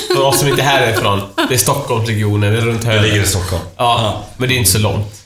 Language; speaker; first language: Swedish; non-native, fluent; Persian